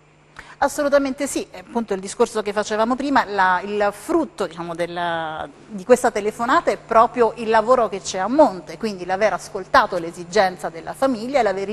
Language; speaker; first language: Italian; native; Italian